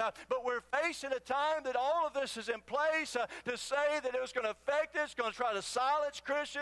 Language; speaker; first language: English; native; English